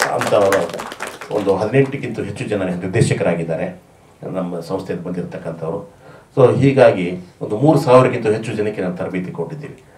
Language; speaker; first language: Kannada; native; Kannada